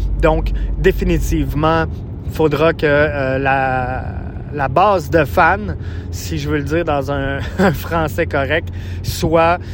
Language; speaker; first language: French; native; French